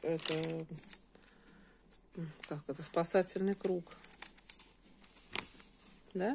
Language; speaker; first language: Russian; native; Russian